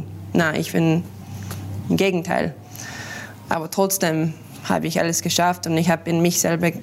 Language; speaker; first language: German; non-native, learner; English